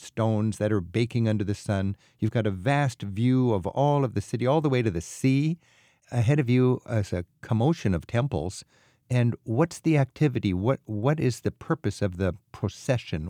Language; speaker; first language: English; native; English